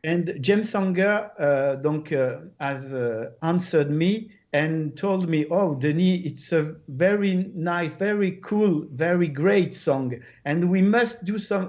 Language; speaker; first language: English; non-native, learner; French